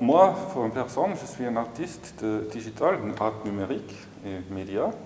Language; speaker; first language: French; non-native, fluent; German